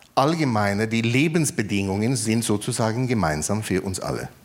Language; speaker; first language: German; non-native, fluent; Norwegian